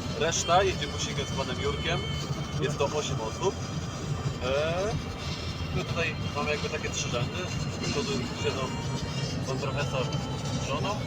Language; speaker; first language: Polish; native; Polish